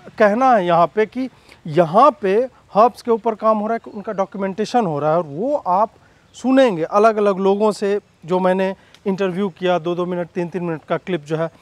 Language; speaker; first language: Hindi; native; Hindi